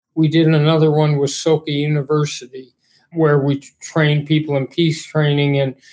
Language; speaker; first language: English; native; English